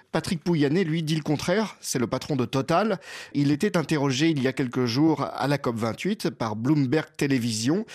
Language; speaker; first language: French; native; French